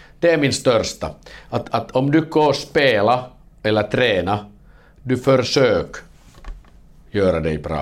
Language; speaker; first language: Swedish; non-native, local second language; Finnish